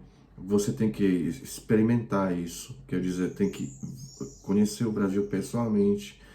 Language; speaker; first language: Portuguese; non-native, fluent; Croatian